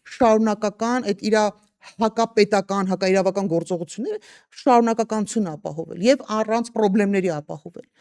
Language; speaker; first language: Armenian; native; Armenian